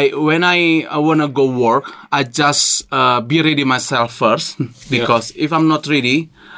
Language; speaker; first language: English; non-native, learner; Indonesian